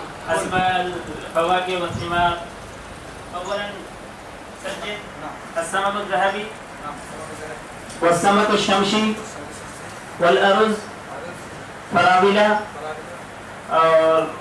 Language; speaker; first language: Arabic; non-native, learner; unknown